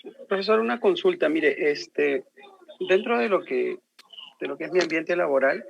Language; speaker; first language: Spanish; native; Spanish